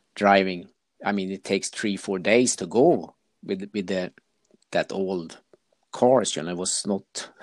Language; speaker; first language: English; non-native, fluent; Swedish